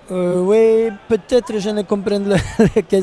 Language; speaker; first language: French; non-native, learner; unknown